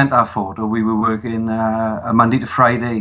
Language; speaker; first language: English; native; English